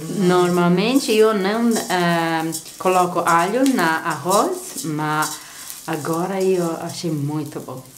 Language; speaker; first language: Portuguese; non-native, learner; Croatian